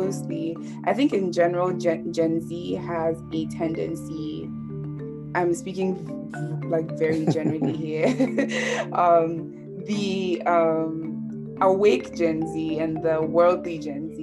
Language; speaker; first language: English; non-native, local second language; Akan